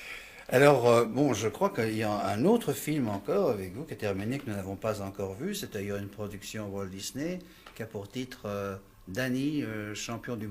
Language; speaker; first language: French; native; French